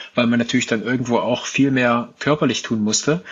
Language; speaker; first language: German; native; German